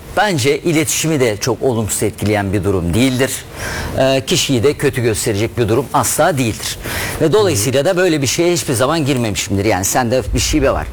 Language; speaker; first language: Turkish; native; Turkish